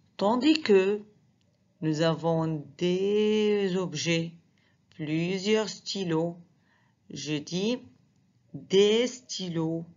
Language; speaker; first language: French; non-native, fluent; Arabic